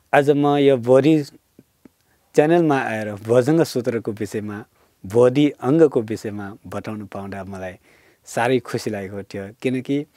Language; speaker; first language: Nepali; non-native, local second language; Newari